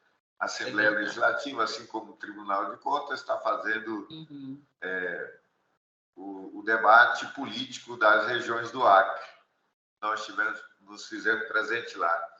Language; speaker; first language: Portuguese; native; Portuguese